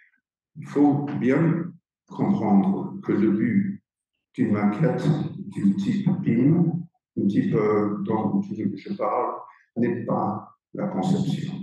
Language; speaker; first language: French; non-native, fluent; English